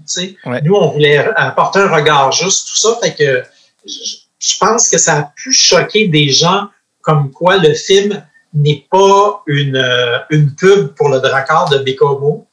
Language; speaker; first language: French; native; French